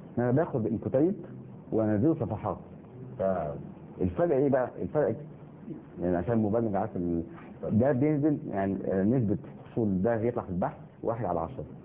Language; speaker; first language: Arabic; native; Arabic